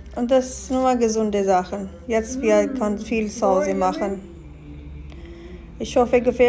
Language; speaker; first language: German; non-native, learner; Hindi